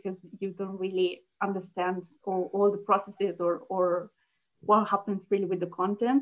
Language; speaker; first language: English; non-native, fluent; Italian